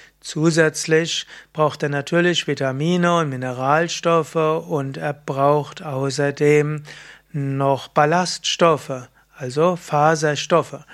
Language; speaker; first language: German; native; German